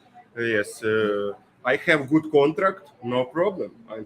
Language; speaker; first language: English; non-native, learner; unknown